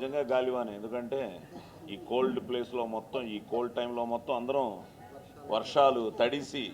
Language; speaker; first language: Telugu; native; Telugu